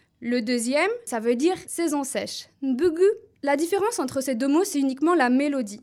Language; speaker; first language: French; native; French